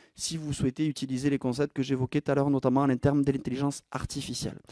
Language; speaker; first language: French; native; French